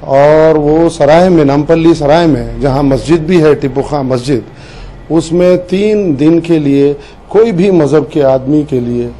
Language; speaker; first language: Urdu; native; Urdu